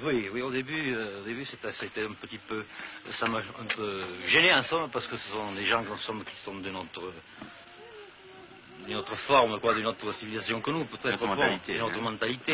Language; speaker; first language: French; non-native, learner; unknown